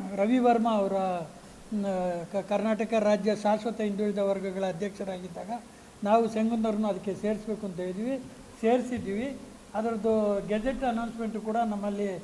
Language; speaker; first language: Kannada; non-native, local second language; Tamil